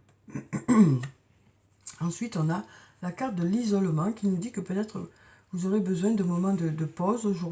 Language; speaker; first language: French; native; French